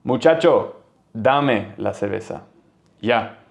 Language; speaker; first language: Spanish; non-native, learner; English